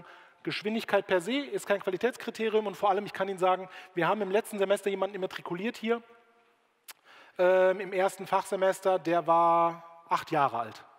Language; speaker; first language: German; native; German